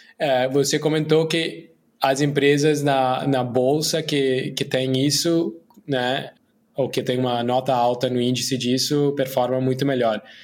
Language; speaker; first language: Portuguese; non-native, fluent; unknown